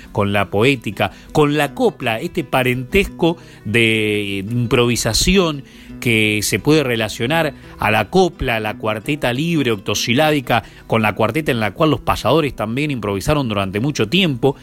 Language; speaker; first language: Spanish; native; Spanish